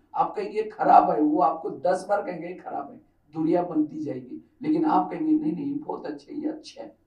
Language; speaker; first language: Hindi; non-native, local second language; Marathi